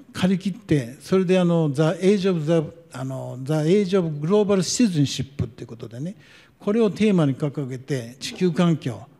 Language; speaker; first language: Japanese; native; Japanese